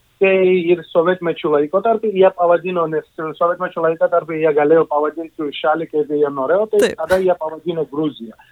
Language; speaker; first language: Lithuanian; non-native, fluent; Georgian